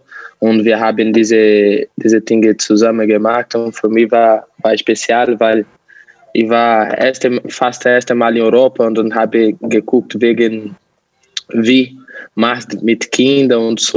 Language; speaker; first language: German; non-native, learner; Portuguese